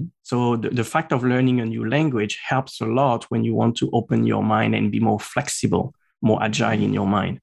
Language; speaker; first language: English; non-native, fluent; French